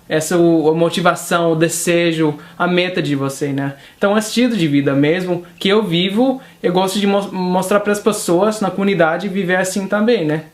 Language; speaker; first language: Portuguese; non-native, fluent; English